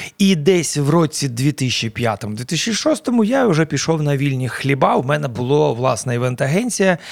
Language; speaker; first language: Ukrainian; non-native, local second language; Russian